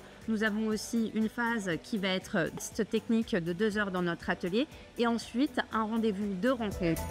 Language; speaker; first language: French; native; French